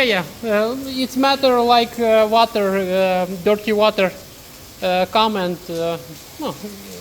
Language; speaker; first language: English; non-native, learner; Ukrainian